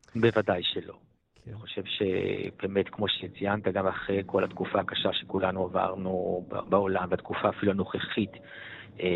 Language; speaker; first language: Hebrew; non-native, fluent; Italian